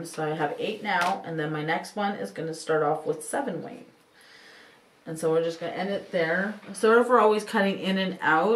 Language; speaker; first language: English; native; English